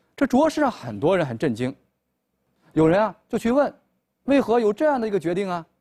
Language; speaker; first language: Chinese; native; Chinese